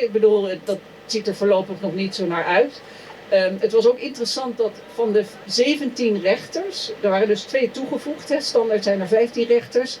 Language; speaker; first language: Dutch; native; Dutch